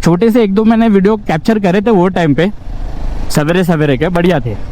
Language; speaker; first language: Hindi; non-native, local second language; Marathi